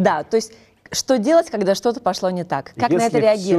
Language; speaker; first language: Russian; native; Russian